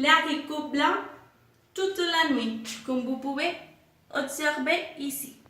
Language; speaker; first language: French; non-native, learner; Spanish